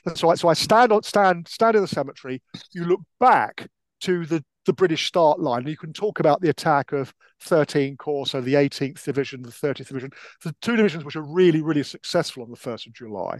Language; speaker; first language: English; native; English